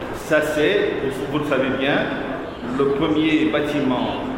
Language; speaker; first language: French; non-native, fluent; Portuguese